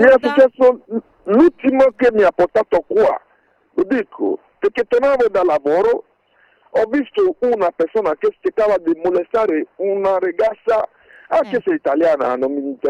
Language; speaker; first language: Italian; non-native, fluent; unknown